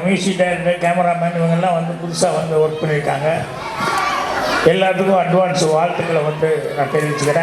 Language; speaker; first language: Tamil; native; Tamil